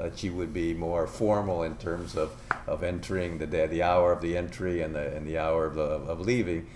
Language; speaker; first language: English; non-native, local second language; Spanish